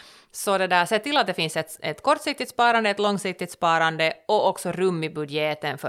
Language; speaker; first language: Swedish; native; Swedish